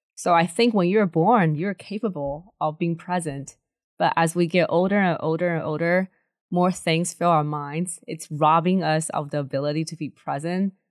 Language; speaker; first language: English; early bilingual, other home language; Chinese